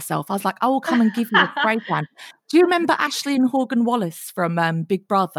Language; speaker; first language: English; native; English